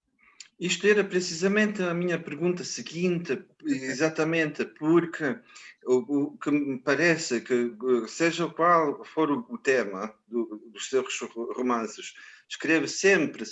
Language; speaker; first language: Portuguese; non-native, fluent; Croatian